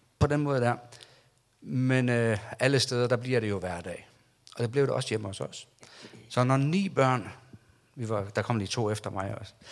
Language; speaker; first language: Danish; non-native, local second language; Faroese